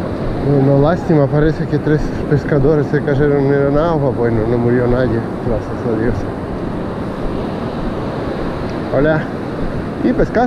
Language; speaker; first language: Spanish; non-native, fluent; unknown